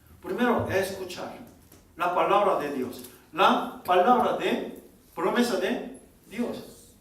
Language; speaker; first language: Spanish; non-native, learner; Korean